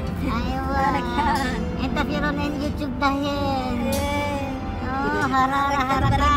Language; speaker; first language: Arabic; non-native, learner; Filipino